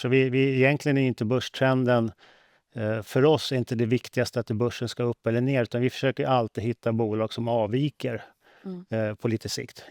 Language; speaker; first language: Swedish; native; Swedish